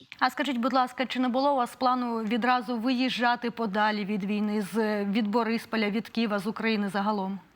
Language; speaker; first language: Ukrainian; native; Ukrainian